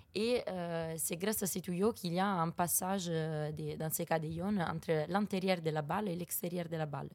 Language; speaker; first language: French; non-native, fluent; Italian